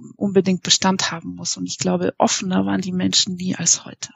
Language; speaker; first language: German; native; German